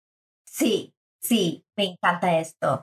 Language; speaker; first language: Spanish; non-native, fluent; English